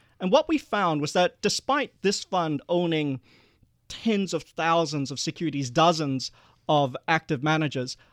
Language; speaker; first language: English; early bilingual, other home language; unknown